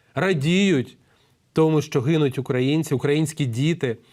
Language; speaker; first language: Ukrainian; native; Ukrainian